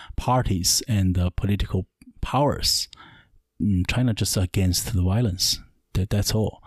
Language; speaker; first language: English; non-native, learner; Chinese